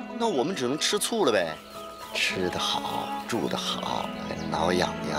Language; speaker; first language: Chinese; native; Chinese